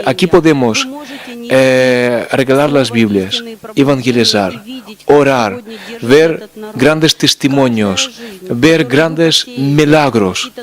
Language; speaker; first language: Spanish; non-native, fluent; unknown